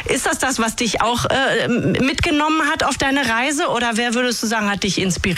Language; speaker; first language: German; native; German